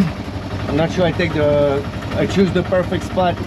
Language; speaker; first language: English; non-native, learner; French